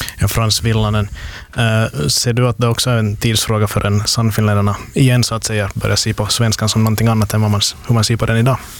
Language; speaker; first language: Swedish; native; Swedish